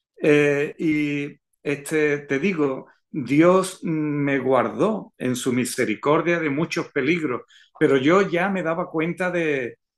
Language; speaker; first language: Spanish; native; Spanish